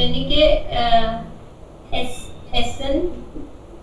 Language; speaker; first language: German; non-native, learner; Hindi